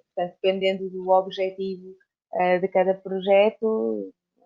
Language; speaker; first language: Portuguese; native; Portuguese